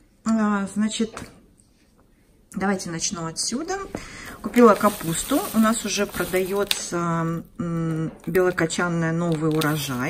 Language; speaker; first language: Russian; native; Russian